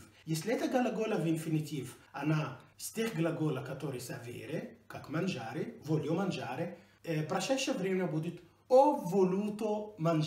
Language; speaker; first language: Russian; non-native, fluent; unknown